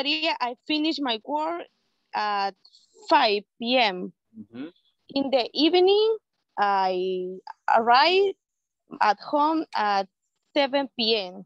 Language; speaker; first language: English; non-native, learner; Spanish